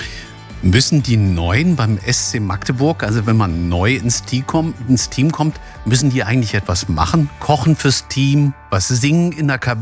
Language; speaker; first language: German; native; German